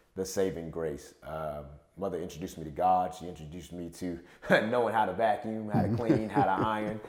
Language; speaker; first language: English; native; English